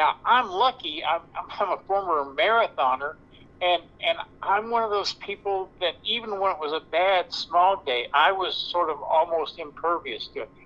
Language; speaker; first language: English; native; English